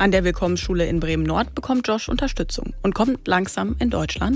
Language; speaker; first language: German; native; German